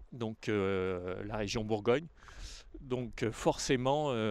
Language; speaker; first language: French; native; French